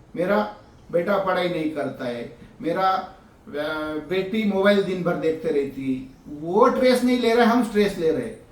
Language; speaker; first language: Hindi; non-native, local second language; Marathi